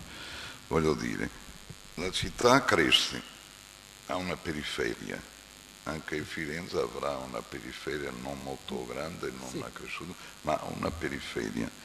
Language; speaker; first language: Italian; non-native, fluent; Portuguese